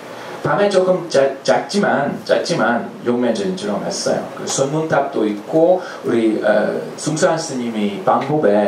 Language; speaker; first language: Korean; non-native, fluent; Hungarian